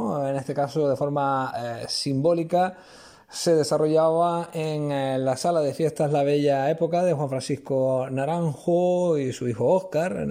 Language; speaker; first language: Spanish; native; Spanish